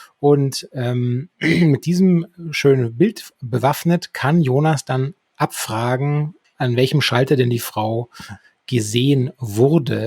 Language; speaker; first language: German; native; German